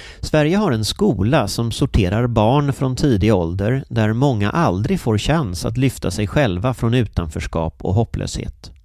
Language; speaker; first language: Swedish; native; Swedish